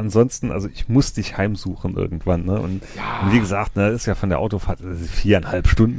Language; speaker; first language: German; native; German